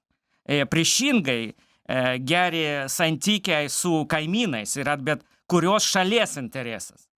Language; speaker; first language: Lithuanian; non-native, learner; Belarusian